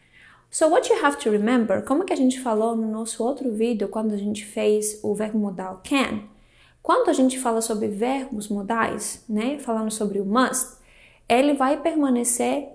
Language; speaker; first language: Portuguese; non-native, fluent; Greek